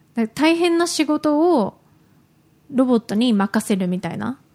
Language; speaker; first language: Japanese; native; Japanese